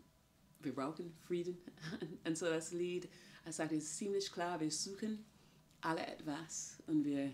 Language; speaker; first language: German; non-native, fluent; English